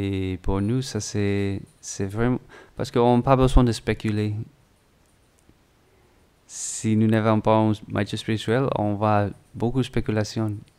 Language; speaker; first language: French; non-native, learner; English